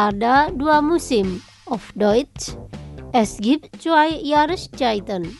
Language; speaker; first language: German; non-native, fluent; Indonesian